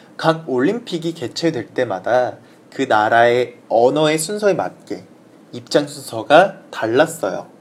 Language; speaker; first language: Korean; native; Korean